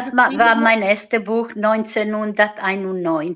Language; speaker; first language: German; non-native, fluent; Italian